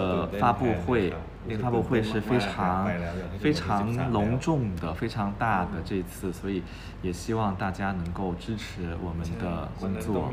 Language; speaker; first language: Chinese; non-native, fluent; Thai